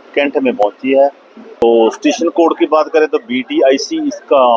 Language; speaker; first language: Hindi; non-native, local second language; Punjabi